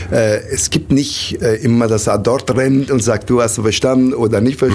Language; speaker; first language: German; non-native, learner; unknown